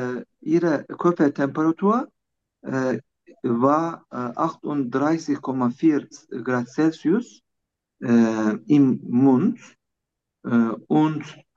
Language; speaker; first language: German; non-native, learner; Turkish